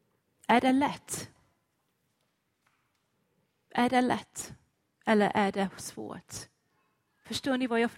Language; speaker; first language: Swedish; non-native, fluent; English